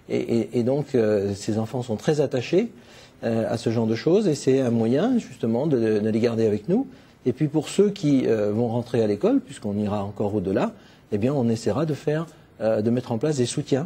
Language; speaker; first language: French; native; French